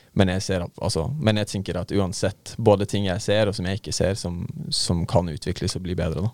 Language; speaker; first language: Norwegian; native; Norwegian